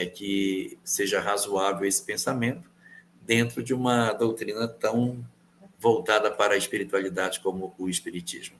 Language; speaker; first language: Portuguese; native; Portuguese